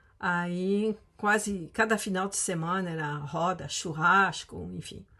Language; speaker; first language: Portuguese; non-native, fluent; French